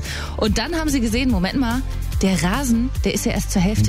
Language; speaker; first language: German; native; German